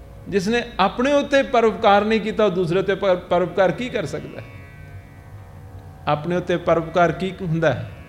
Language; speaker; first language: Punjabi; early bilingual, heritage; Punjabi